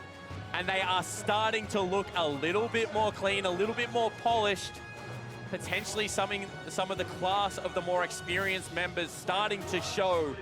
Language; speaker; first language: English; native; English